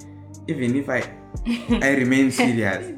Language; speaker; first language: English; non-native, local second language; Shona